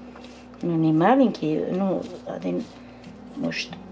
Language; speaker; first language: Russian; non-native, local second language; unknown